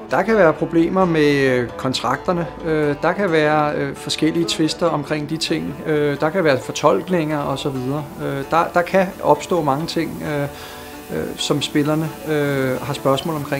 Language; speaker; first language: Danish; native; Danish